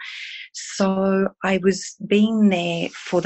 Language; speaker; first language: English; native; English